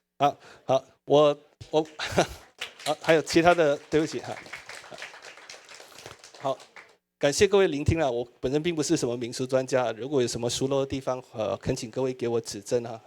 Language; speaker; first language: Chinese; native; Chinese